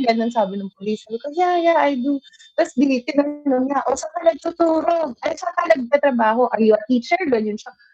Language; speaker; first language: Filipino; native; Filipino